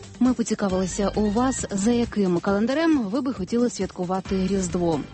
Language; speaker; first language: Ukrainian; native; Ukrainian